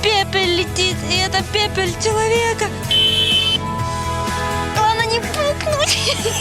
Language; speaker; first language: Russian; native; Russian